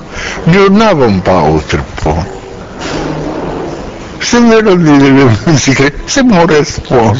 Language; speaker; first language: French; non-native, learner; Romanian